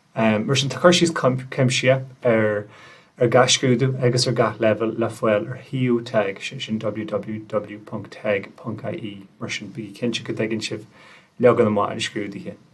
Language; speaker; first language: Irish; native; Irish